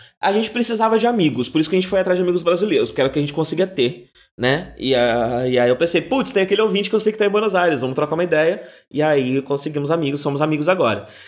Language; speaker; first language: Portuguese; native; Portuguese